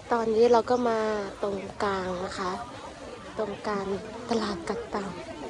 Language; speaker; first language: Thai; non-native, local second language; Shan